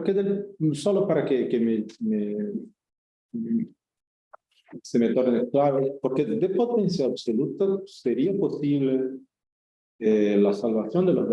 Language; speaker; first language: Spanish; non-native, fluent; Portuguese